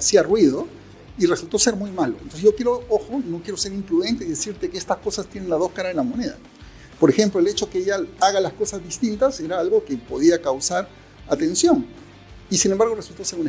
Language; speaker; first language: Spanish; native; Spanish